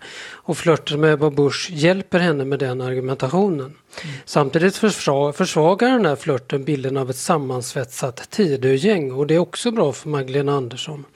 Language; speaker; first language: Swedish; native; Swedish